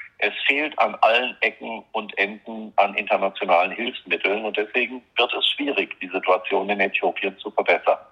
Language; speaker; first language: German; native; German